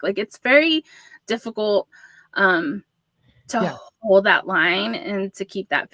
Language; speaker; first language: English; native; English